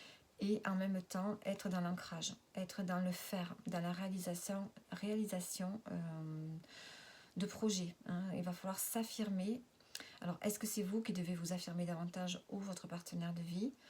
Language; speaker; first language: French; native; French